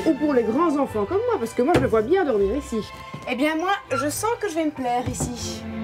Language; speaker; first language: French; native; French